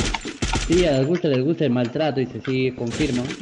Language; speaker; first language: Spanish; native; Spanish